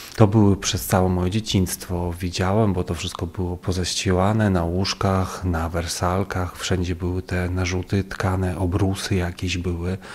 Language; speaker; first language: Polish; early bilingual, heritage; Polish